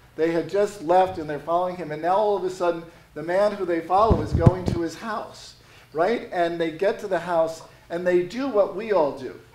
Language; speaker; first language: English; native; English